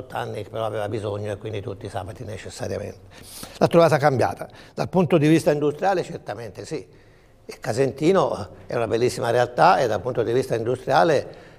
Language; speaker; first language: Italian; native; Italian